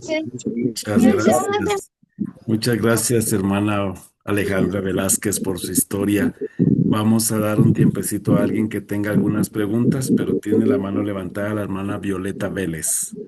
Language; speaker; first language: Spanish; native; Spanish